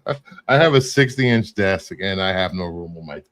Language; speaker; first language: English; native; English